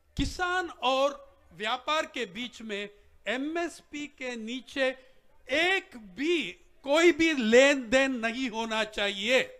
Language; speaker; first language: Hindi; non-native, local second language; Telugu